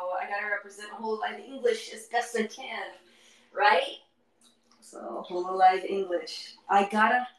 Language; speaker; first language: Japanese; non-native, learner; English